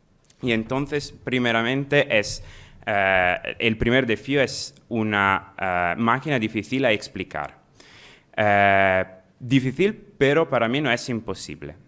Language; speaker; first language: Spanish; non-native, fluent; Italian